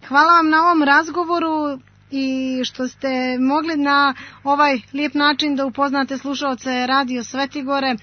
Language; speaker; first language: Croatian; native; Croatian